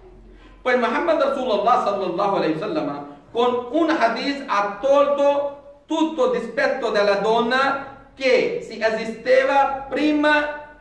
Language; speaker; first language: Italian; non-native, fluent; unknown